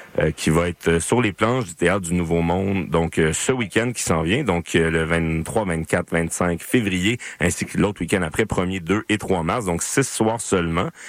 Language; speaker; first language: French; native; French